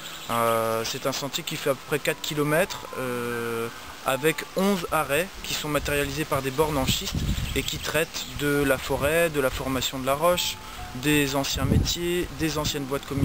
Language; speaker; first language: French; native; French